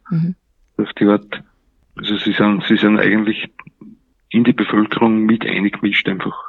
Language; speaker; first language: German; native; German